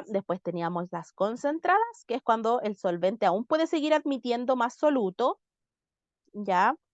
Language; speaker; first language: Spanish; native; Spanish